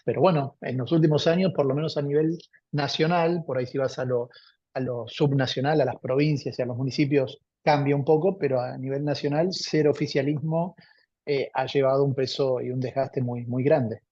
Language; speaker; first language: Spanish; native; Spanish